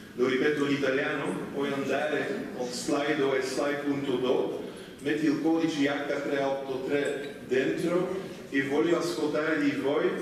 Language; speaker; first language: Italian; non-native, fluent; Dutch